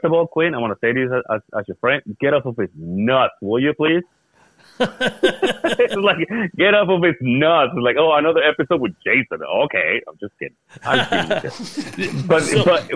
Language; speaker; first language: English; non-native, fluent; Spanish